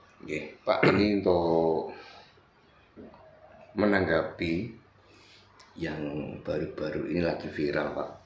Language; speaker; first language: Indonesian; native; Indonesian